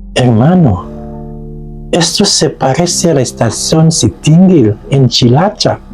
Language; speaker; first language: Spanish; non-native, fluent; Indonesian